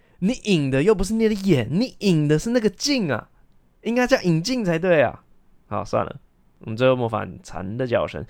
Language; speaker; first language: Chinese; native; Chinese